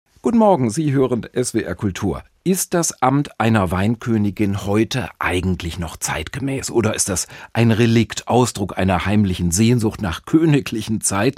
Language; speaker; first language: German; native; German